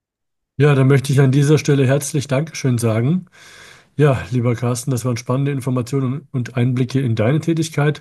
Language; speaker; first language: German; native; German